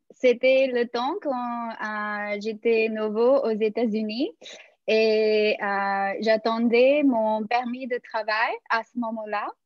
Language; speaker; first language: French; non-native, fluent; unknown